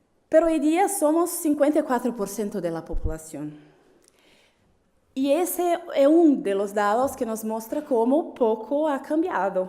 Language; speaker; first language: Spanish; non-native, fluent; Portuguese